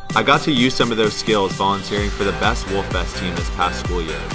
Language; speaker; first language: English; native; English